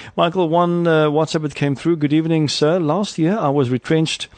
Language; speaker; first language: English; non-native, local second language; Afrikaans